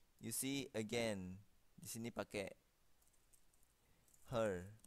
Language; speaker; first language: English; non-native, fluent; Indonesian